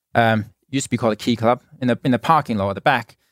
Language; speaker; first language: English; non-native, local second language; Cantonese